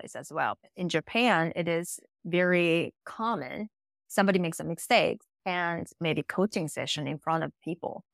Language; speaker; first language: English; non-native, fluent; Japanese